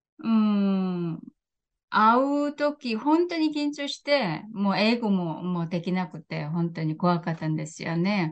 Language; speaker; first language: Japanese; non-native, fluent; Korean